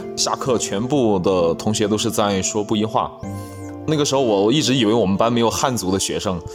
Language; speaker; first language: Chinese; non-native, local second language; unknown